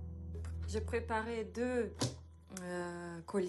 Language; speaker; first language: French; non-native, fluent; Russian